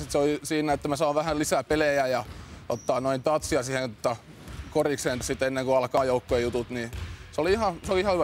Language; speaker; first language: Finnish; native; Finnish